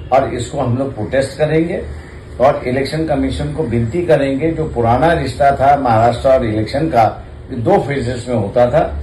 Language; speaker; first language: Hindi; non-native, local second language; Marathi